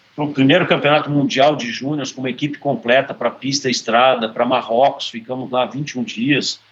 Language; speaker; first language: Portuguese; native; Portuguese